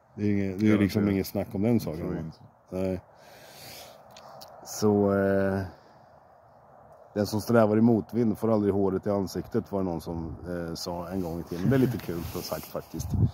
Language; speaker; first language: Swedish; native; Swedish